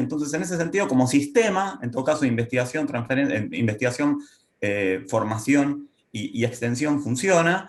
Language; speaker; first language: Spanish; native; Spanish